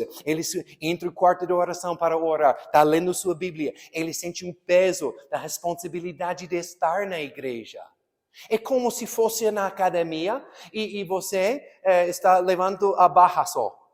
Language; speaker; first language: Portuguese; non-native, fluent; English